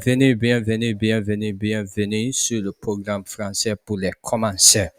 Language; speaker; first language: French; non-native, learner; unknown